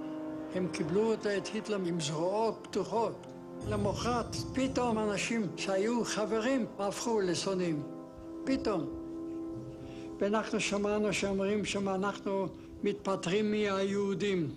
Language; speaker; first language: Hebrew; non-native, fluent; German